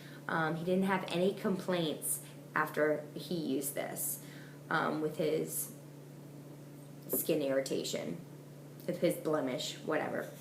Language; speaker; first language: English; native; English